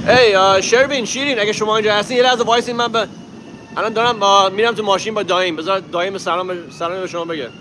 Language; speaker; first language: Persian; early bilingual, heritage; Persian